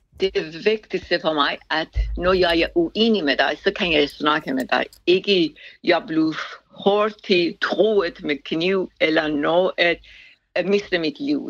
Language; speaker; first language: Danish; non-native, fluent; Persian